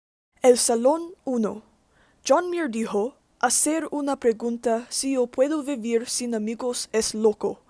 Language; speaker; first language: Spanish; non-native, learner; English